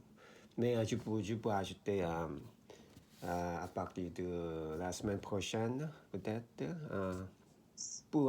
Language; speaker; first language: French; non-native, learner; Korean